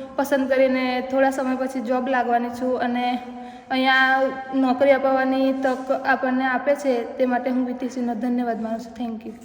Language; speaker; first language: Gujarati; non-native, local second language; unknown